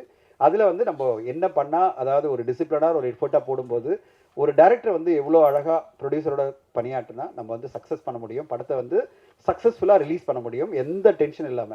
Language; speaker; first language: Tamil; native; Tamil